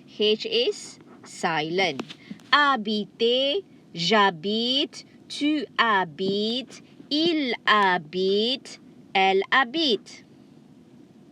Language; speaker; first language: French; non-native, fluent; Malay